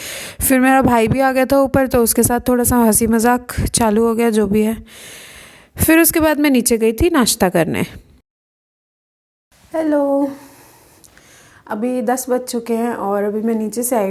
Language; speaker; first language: Hindi; native; Hindi